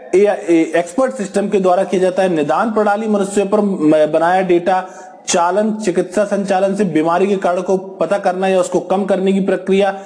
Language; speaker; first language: Hindi; non-native, local second language; Punjabi